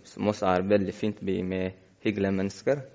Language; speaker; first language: Norwegian; non-native, learner; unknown